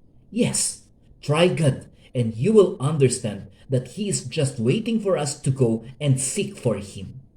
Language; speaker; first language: English; non-native, local second language; Hiligaynon